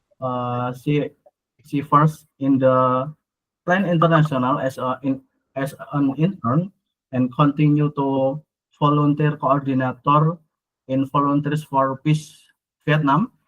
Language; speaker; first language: English; non-native, learner; Indonesian